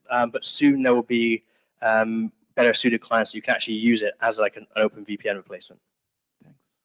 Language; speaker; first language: English; native; English